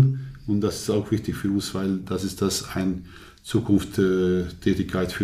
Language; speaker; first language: German; non-native, learner; Hungarian